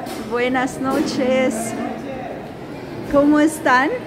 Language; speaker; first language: Spanish; non-native, learner; Arabic